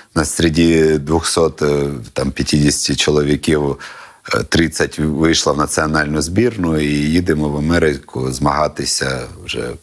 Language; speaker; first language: Ukrainian; non-native, local second language; Russian